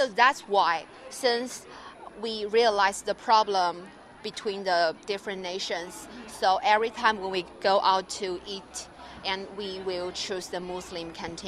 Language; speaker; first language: English; non-native, learner; Chinese